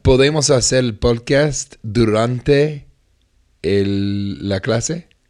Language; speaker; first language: Spanish; non-native, learner; English